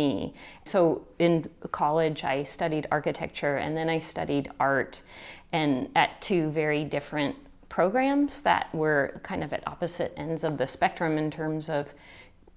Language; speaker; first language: English; native; English